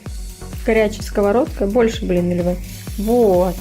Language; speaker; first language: Russian; native; Russian